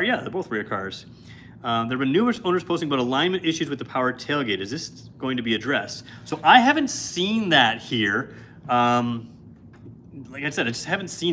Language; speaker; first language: English; native; English